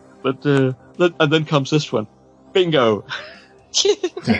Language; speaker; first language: English; non-native, fluent; Danish